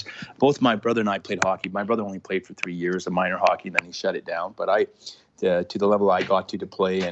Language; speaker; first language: English; non-native, fluent; Punjabi